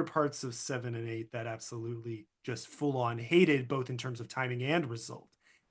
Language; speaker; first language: English; native; English